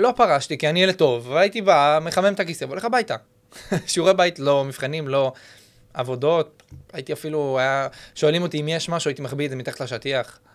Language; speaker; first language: Hebrew; native; Hebrew